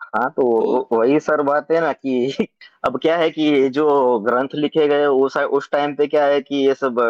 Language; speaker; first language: Hindi; non-native, local second language; Gujarati